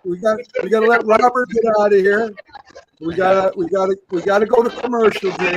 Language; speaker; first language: English; native; English